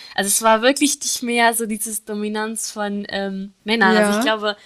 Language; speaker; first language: German; non-native, fluent; Arabic